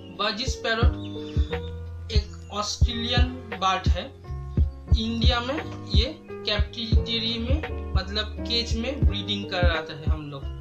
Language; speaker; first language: Hindi; non-native, local second language; Bangla